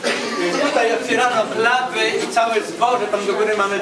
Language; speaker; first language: Polish; native; Polish